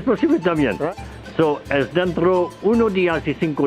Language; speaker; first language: Spanish; non-native, learner; French